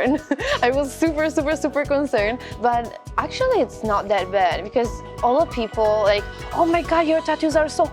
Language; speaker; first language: English; non-native, fluent; Italian